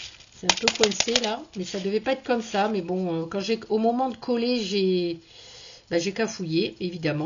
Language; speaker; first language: French; native; French